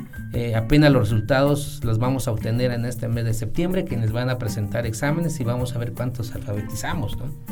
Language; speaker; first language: Spanish; native; Spanish